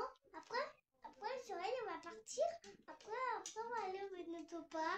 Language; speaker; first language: French; native; French